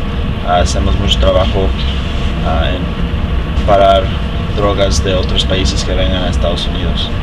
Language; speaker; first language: Spanish; early bilingual, heritage; Spanish